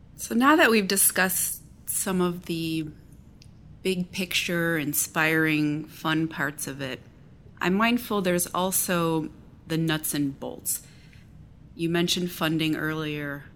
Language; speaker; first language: English; native; English